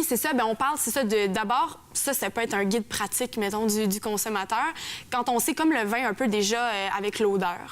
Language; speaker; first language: French; native; French